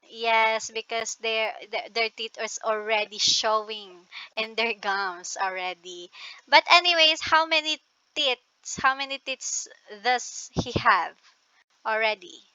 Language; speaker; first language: English; non-native, local second language; Filipino